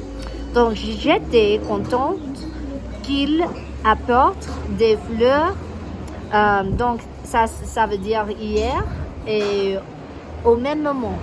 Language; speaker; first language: French; non-native, learner; English